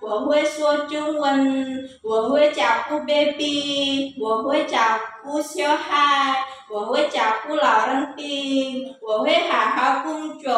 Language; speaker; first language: Chinese; non-native, learner; Indonesian